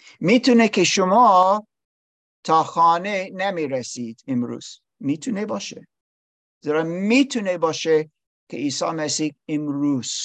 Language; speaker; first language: Persian; non-native, learner; English